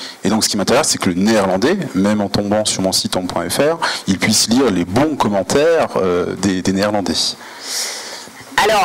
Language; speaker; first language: French; native; French